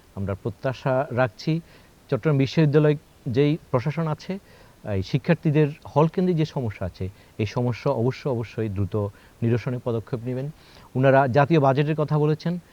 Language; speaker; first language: Bangla; native; Bangla